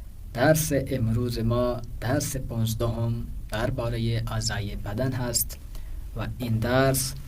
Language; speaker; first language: Persian; non-native, fluent; Urdu